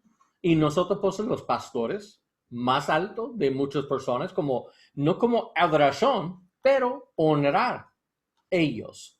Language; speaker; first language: Spanish; non-native, learner; English